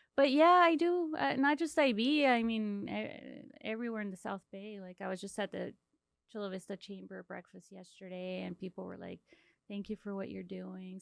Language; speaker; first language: English; early bilingual, other home language; Spanish